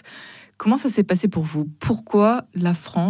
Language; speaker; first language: French; native; French